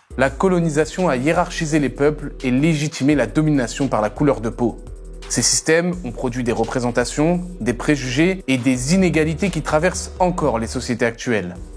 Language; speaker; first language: French; native; French